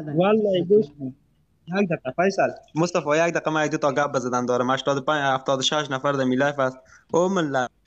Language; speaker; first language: Persian; non-native, local second language; Pashto